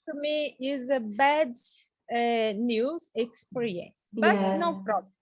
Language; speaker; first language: English; non-native, learner; Portuguese